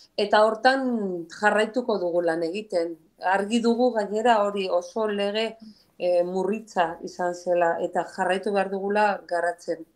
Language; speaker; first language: Basque; non-native, local second language; Spanish